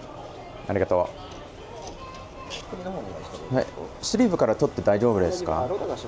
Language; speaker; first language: Japanese; non-native, learner; English